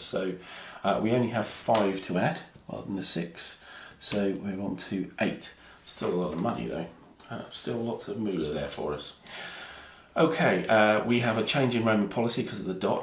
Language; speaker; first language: English; native; English